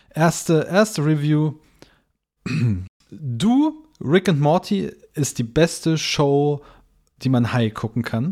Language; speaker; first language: German; native; German